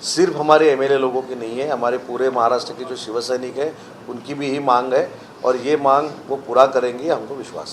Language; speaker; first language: Hindi; non-native, local second language; Marathi